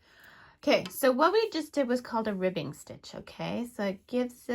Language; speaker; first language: English; native; English